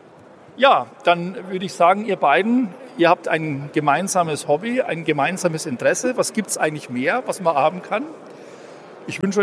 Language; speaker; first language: German; native; German